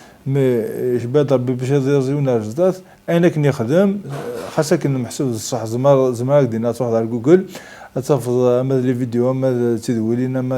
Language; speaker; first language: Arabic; non-native, local second language; Kabyle